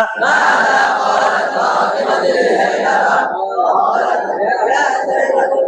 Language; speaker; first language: Arabic; non-native, learner; Bangla